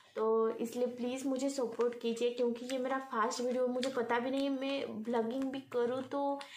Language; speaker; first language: Hindi; non-native, local second language; Odia